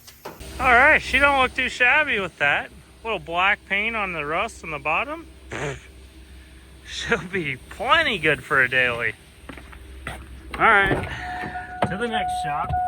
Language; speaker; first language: English; native; English